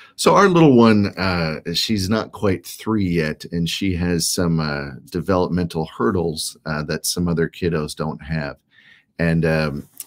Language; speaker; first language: English; native; English